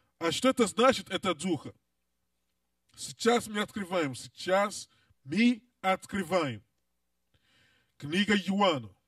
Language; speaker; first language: Russian; non-native, learner; English